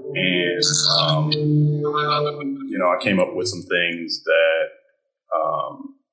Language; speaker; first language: English; early bilingual, other home language; German